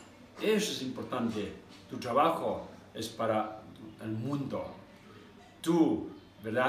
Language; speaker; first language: Spanish; non-native, learner; Tibetan